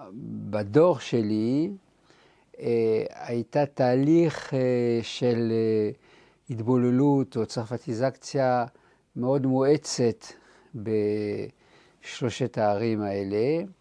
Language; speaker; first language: Hebrew; non-native, fluent; French